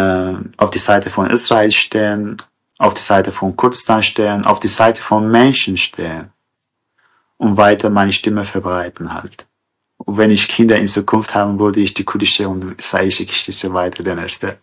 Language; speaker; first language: German; non-native, learner; Kurdish